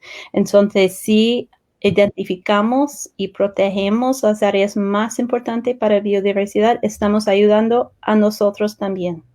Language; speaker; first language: Spanish; non-native, fluent; English